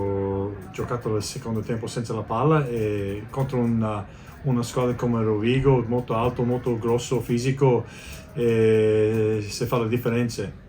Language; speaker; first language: Italian; non-native, learner; English